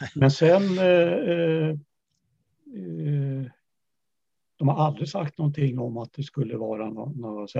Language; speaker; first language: Swedish; early bilingual, other home language; Yiddish